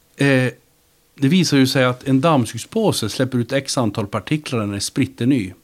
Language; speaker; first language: Swedish; native; Swedish